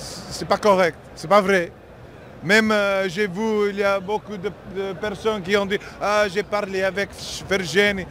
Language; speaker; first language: French; non-native, fluent; English